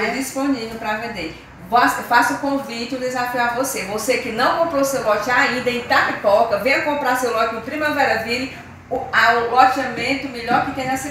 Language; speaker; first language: Portuguese; native; Portuguese